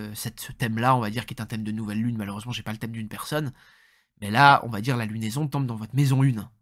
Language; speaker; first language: French; native; French